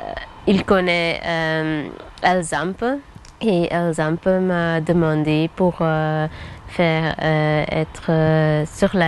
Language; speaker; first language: French; non-native, local second language; Dutch